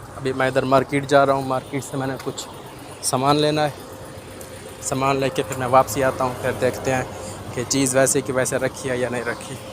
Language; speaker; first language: Hindi; non-native, local second language; Punjabi